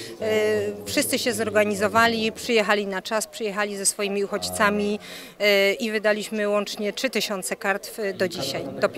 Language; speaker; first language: Polish; native; Polish